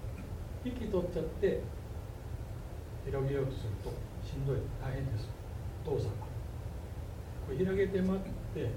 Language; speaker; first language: Japanese; native; Japanese